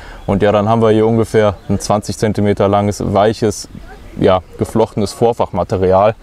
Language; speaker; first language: German; native; German